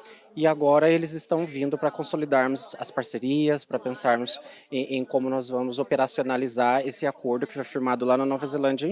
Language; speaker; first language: Portuguese; native; Portuguese